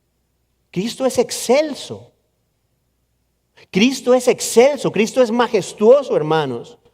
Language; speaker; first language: Spanish; native; Spanish